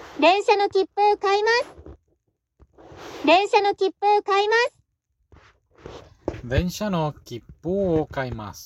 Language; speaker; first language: Japanese; non-native, learner; English